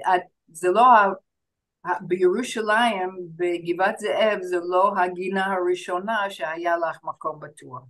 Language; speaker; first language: Hebrew; non-native, fluent; English